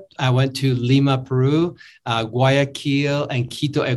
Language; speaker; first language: English; non-native, fluent; Spanish